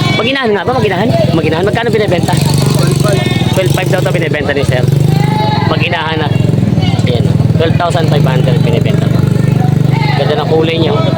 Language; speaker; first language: Filipino; native; Filipino